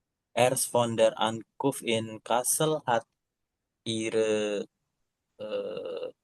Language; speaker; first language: German; non-native, learner; Indonesian